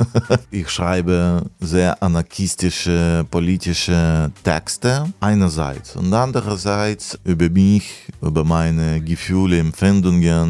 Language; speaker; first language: German; non-native, learner; Russian